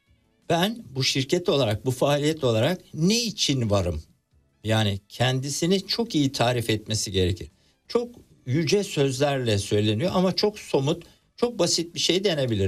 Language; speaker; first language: Turkish; native; Turkish